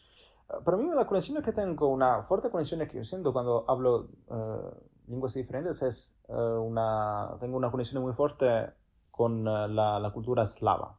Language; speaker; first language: Spanish; non-native, fluent; Italian